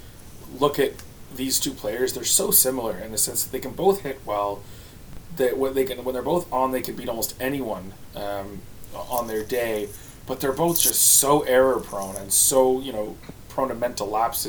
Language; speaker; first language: English; native; English